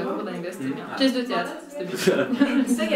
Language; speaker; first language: French; native; French